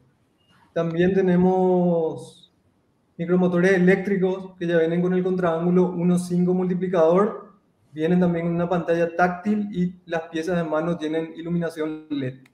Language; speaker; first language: Spanish; native; Spanish